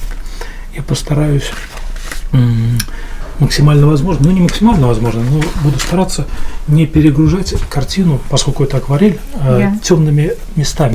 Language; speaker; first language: Russian; native; Russian